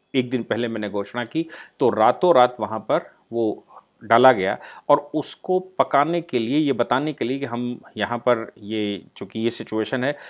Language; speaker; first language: Hindi; native; Hindi